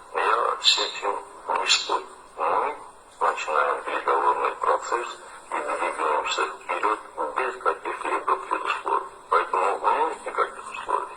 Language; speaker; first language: Russian; non-native, fluent; Armenian